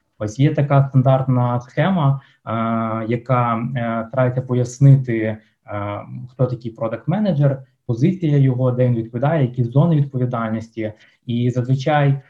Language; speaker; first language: Ukrainian; non-native, local second language; Russian